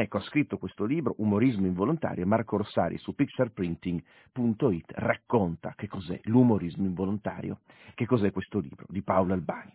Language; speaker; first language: Italian; native; Italian